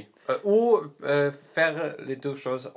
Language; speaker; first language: French; non-native, learner; Polish